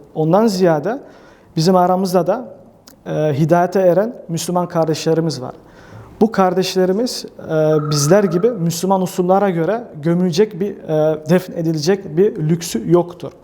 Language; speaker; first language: Turkish; early bilingual, heritage; Turkish